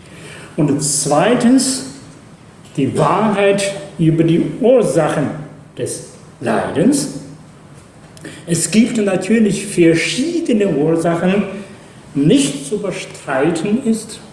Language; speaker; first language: German; non-native, fluent; Chinese